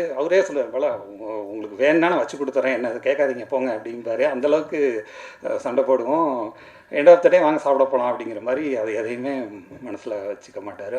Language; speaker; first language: Tamil; native; Tamil